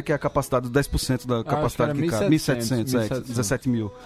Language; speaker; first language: Portuguese; native; Portuguese